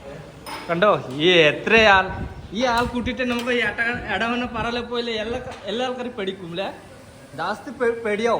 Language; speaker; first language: Malayalam; non-native, learner; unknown